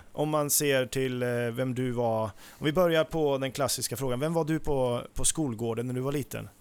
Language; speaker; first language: Swedish; native; Swedish